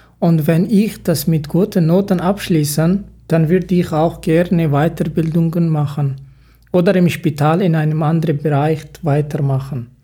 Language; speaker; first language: German; non-native, learner; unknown